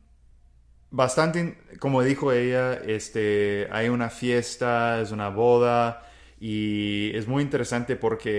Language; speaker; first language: Spanish; non-native, fluent; English